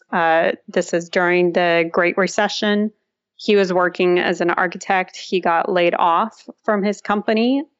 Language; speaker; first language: English; early bilingual, other home language; Russian